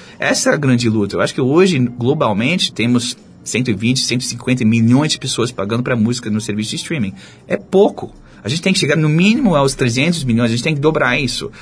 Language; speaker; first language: Portuguese; non-native, fluent; English